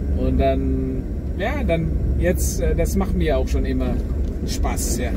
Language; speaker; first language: German; non-native, fluent; Indonesian